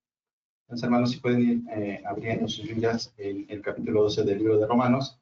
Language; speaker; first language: Spanish; native; Spanish